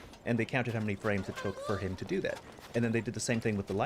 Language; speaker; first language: English; native; English